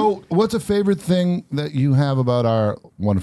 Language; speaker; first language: English; native; English